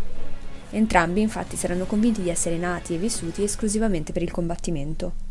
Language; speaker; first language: Italian; native; Italian